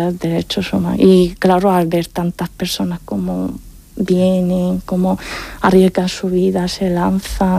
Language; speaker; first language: Spanish; non-native, fluent; Arabic